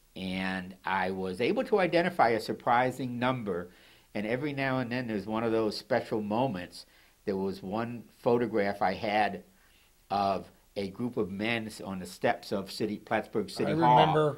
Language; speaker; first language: English; native; English